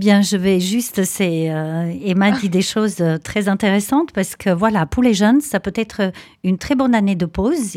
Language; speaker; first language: French; native; French